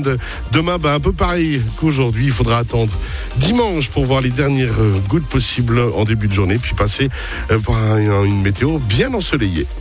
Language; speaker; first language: French; native; French